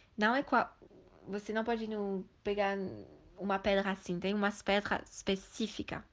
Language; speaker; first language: Portuguese; early bilingual, heritage; Portuguese